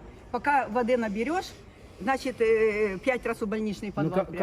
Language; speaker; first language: Russian; native; Russian